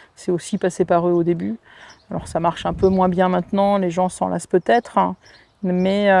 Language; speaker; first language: French; native; French